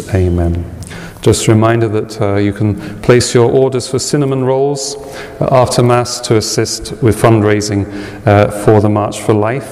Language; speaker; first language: English; native; English